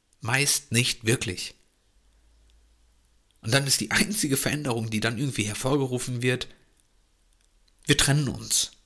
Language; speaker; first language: German; native; German